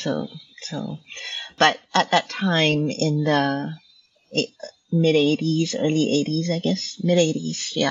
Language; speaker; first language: English; non-native, local second language; Min Nan Chinese